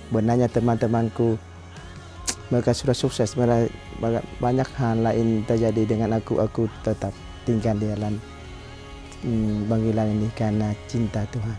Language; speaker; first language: Indonesian; non-native, learner; Vietnamese